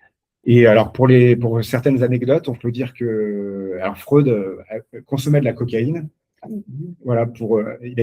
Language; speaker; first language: French; native; French